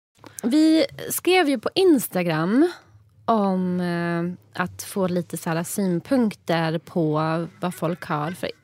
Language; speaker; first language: Swedish; native; Swedish